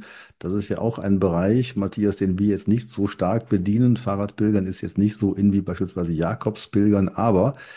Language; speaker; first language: German; native; German